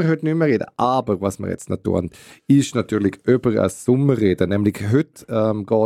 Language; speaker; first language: German; native; German